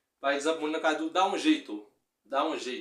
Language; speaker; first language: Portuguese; non-native, fluent; Haitian Creole